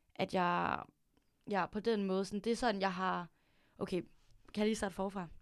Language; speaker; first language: Danish; early bilingual, other home language; Filipino